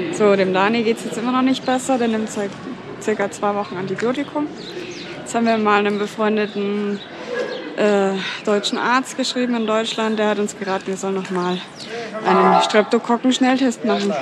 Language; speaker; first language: German; native; German